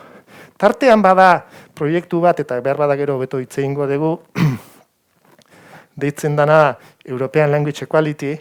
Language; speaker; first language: Basque; native; Basque